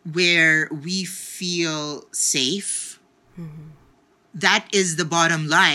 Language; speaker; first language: English; non-native, local second language; Filipino